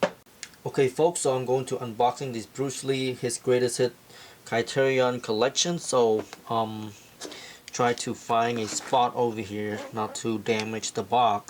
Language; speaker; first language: English; non-native, fluent; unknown